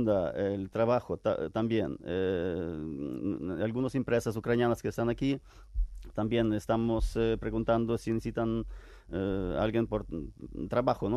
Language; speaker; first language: Spanish; non-native, fluent; Ukrainian